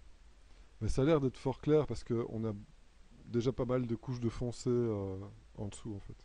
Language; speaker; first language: French; native; French